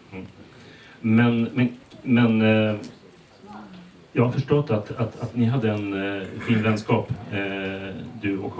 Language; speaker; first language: Swedish; native; Swedish